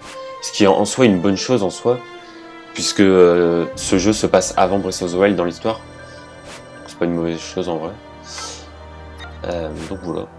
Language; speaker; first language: French; native; French